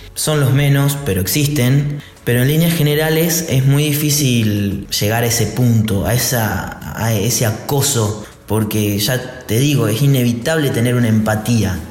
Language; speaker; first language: Spanish; native; Spanish